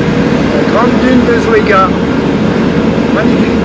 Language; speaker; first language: French; native; French